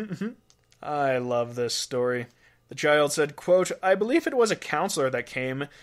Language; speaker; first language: English; native; English